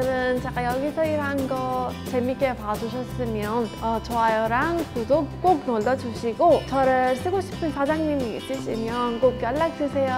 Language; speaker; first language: Korean; non-native, fluent; Persian